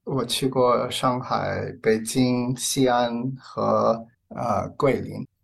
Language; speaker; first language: Chinese; non-native, learner; English